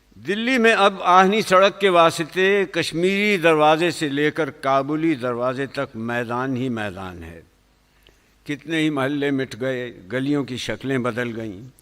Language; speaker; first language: Urdu; native; Urdu